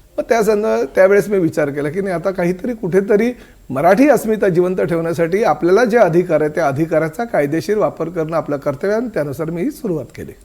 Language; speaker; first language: Marathi; native; Marathi